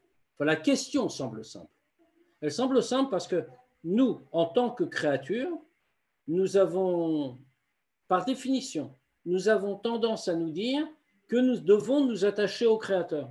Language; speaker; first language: French; native; French